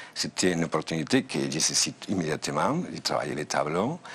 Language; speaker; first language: French; non-native, fluent; Spanish